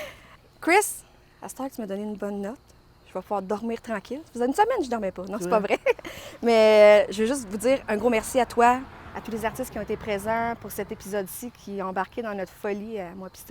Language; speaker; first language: French; native; French